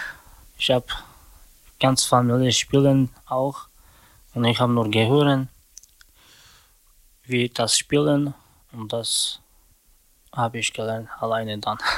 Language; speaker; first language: German; non-native, learner; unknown